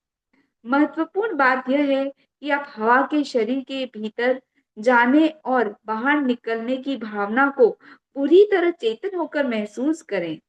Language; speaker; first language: Hindi; native; Hindi